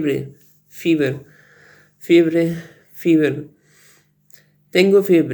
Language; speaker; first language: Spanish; non-native, learner; Urdu